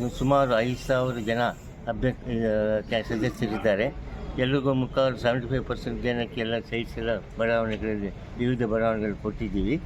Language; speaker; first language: Kannada; native; Kannada